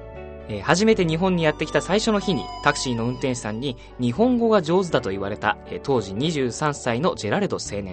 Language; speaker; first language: Japanese; native; Japanese